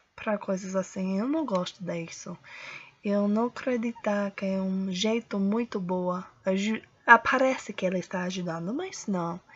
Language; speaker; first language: Portuguese; non-native, learner; English